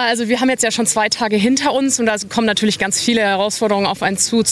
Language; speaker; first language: German; native; German